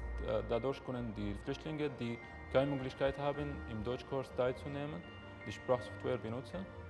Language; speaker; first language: German; non-native, learner; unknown